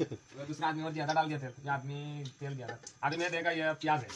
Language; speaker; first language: Hindi; non-native, learner; Bangla